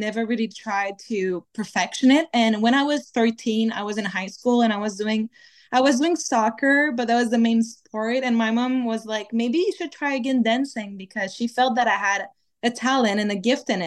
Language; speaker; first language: English; non-native, fluent; French